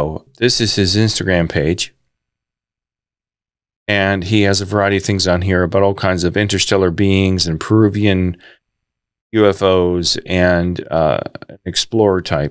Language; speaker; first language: English; native; English